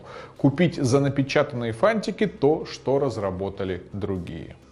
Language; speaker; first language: Russian; native; Russian